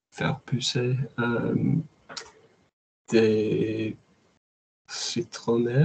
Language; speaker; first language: French; non-native, learner; English